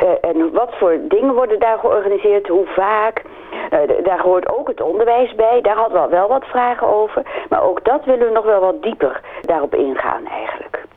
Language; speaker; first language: Dutch; native; Dutch